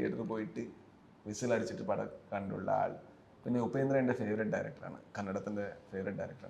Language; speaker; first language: Malayalam; non-native, learner; Kannada